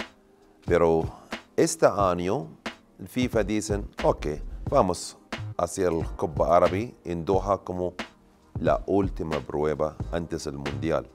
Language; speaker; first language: Spanish; non-native, learner; Arabic